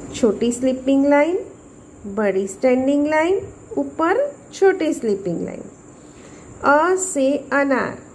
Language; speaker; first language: Hindi; non-native, local second language; Gujarati